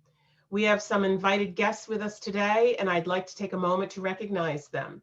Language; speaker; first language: English; native; English